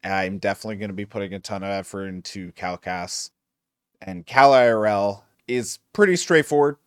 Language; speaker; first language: English; native; English